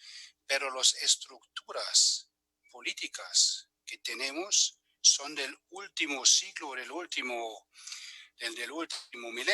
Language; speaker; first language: Spanish; non-native, fluent; German